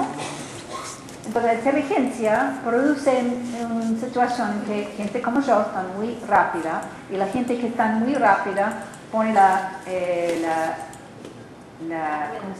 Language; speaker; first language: Spanish; non-native, learner; English